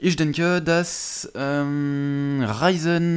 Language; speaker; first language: German; non-native, learner; French